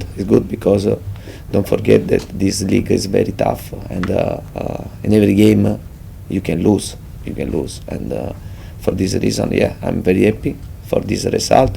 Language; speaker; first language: English; non-native, fluent; Italian